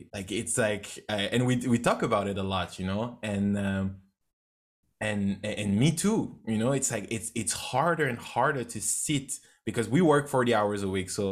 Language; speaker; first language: English; non-native, fluent; French